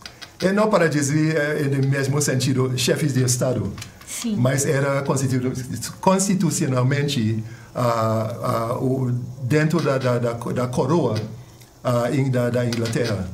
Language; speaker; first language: Portuguese; non-native, fluent; English